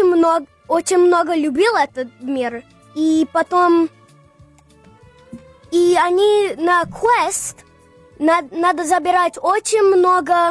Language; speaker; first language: Russian; early bilingual, heritage; English